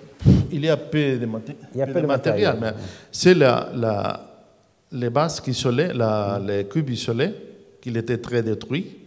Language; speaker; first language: French; non-native, learner; Spanish